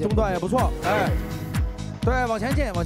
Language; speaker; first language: Chinese; native; Chinese